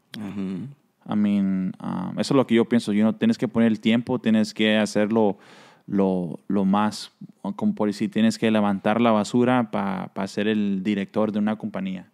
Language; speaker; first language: Spanish; early bilingual, heritage; Spanish